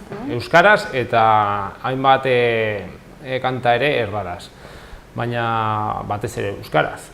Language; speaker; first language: Basque; non-native, local second language; Spanish